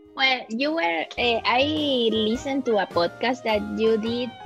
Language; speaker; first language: English; non-native, learner; Spanish